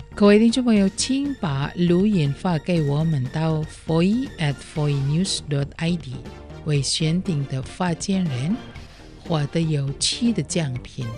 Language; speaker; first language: Chinese; non-native, learner; Indonesian